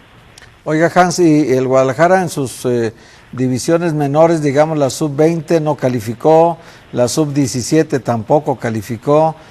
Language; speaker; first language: Spanish; native; Spanish